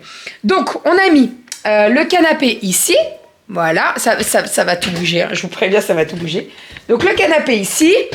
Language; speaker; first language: French; native; French